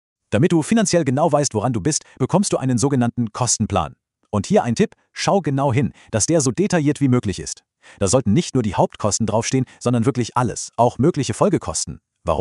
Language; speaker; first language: German; native; German